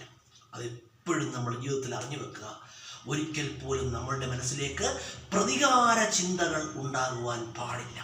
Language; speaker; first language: Malayalam; native; Malayalam